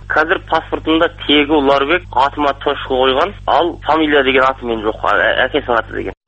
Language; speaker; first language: Kazakh; native; Kazakh